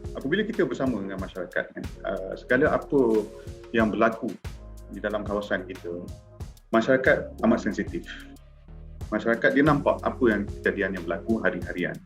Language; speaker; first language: Malay; native; Malay